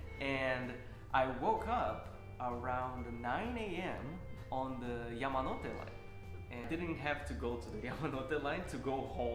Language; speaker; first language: English; non-native, fluent; Portuguese